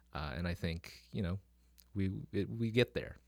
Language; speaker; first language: English; early bilingual, other home language; Filipino